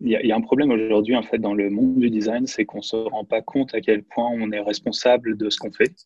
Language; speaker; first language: French; native; French